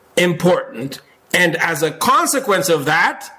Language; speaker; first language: English; non-native, fluent; Spanish